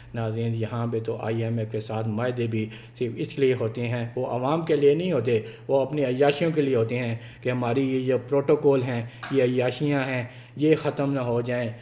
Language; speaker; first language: Urdu; non-native, local second language; Punjabi